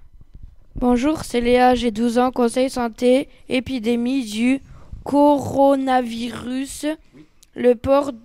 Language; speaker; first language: French; native; French